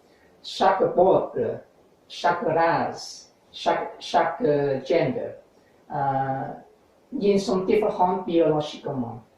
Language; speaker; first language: French; non-native, learner; English